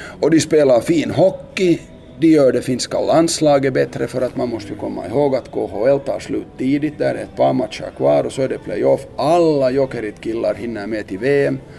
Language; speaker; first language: Swedish; native; Swedish